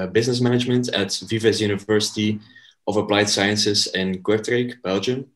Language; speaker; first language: English; non-native, fluent; Dutch